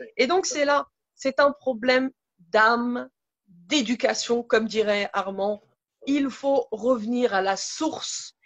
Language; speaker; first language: French; native; French